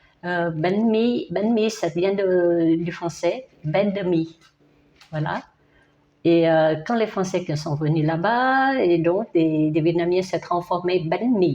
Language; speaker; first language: French; non-native, learner; Vietnamese